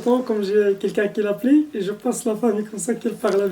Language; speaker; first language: French; non-native, local second language; Arabic